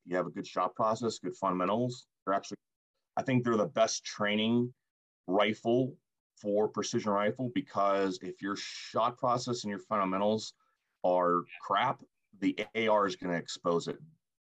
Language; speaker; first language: English; native; English